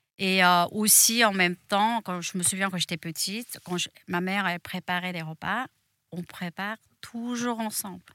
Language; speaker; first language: French; non-native, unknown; Korean